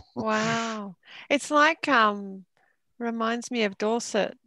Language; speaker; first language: English; native; English